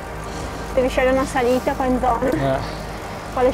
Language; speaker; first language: Italian; native; Italian